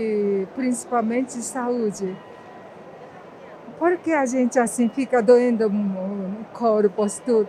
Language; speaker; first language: Portuguese; non-native, fluent; Japanese